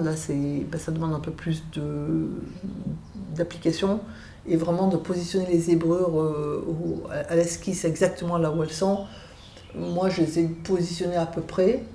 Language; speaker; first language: French; native; French